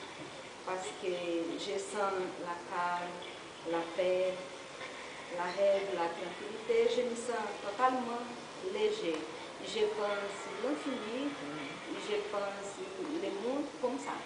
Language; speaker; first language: French; non-native, learner; Portuguese